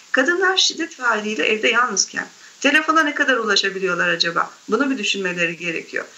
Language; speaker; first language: Turkish; native; Turkish